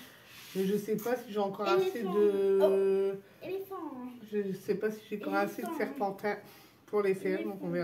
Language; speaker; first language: French; native; French